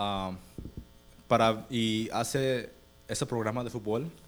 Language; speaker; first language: Spanish; early bilingual, heritage; Spanish